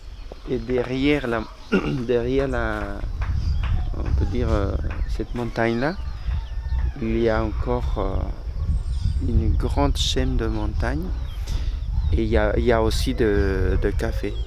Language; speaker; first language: French; non-native, fluent; Spanish